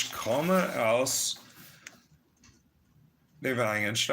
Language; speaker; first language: German; non-native, learner; English